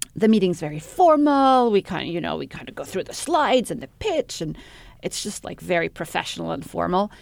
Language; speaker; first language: English; non-native, fluent; Arabic